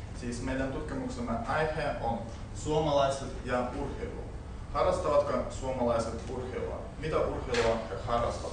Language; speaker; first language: Finnish; non-native, learner; Russian